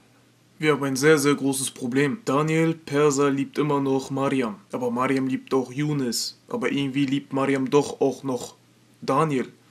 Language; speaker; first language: German; native; German